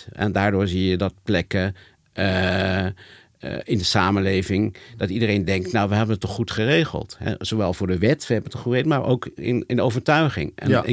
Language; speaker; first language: Dutch; native; Dutch